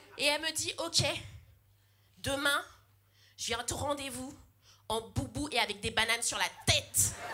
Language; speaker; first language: French; early bilingual, other home language; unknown